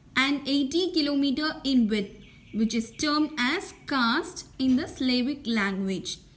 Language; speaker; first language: English; non-native, local second language; Tamil